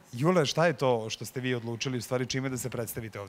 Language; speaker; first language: Serbian; native; Serbian